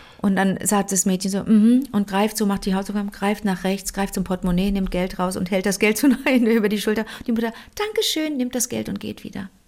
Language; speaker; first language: German; native; German